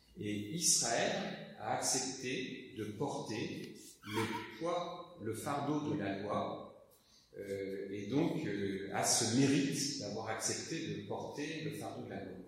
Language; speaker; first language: French; native; French